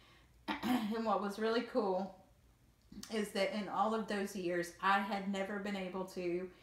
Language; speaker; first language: English; native; English